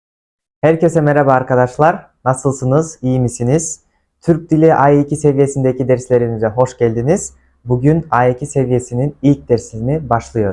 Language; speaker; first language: Turkish; non-native, fluent; Kyrgyz